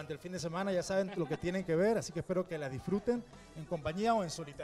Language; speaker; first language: Spanish; native; Spanish